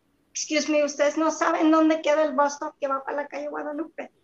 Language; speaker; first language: Spanish; early bilingual, heritage; Spanish